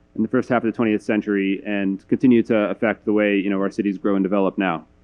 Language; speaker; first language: English; native; English